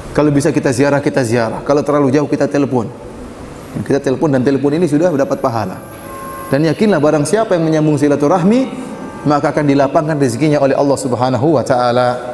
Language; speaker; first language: Indonesian; native; Indonesian